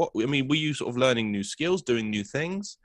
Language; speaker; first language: English; native; English